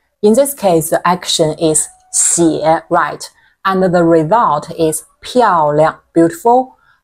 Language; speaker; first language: English; non-native, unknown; Chinese